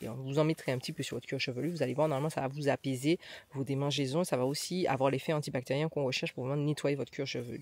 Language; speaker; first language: French; native; French